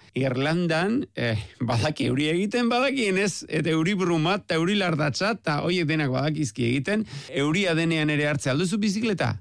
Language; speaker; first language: Basque; native; Basque